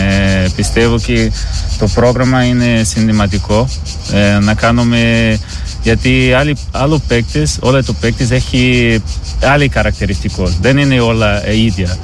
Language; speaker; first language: Greek; non-native, learner; Portuguese